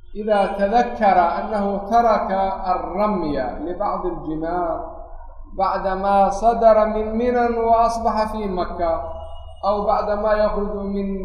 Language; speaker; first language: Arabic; non-native, local second language; Somali